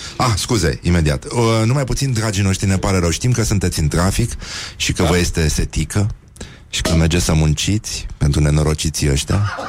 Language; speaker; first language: Romanian; native; Romanian